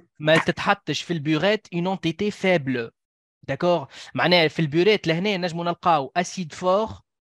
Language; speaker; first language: French; non-native, local second language; Arabic